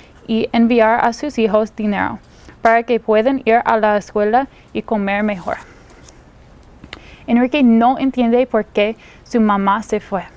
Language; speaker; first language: Spanish; non-native, learner; English